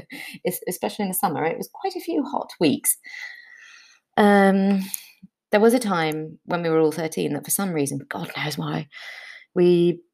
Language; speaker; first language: English; native; English